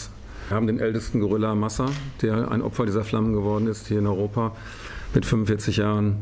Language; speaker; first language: German; native; German